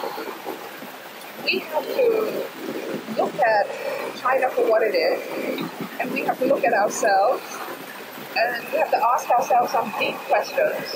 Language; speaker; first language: English; non-native, local second language; Cantonese